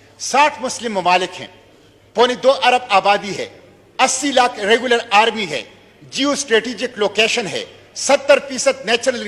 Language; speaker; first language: Urdu; non-native, local second language; Pashto